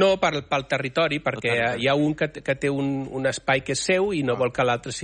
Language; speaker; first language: Catalan; native; Catalan